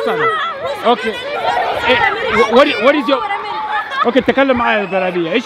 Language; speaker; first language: Arabic; non-native, learner; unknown